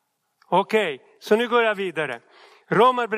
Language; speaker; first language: Swedish; non-native, fluent; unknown